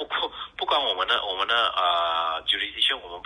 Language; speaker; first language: Chinese; native; Chinese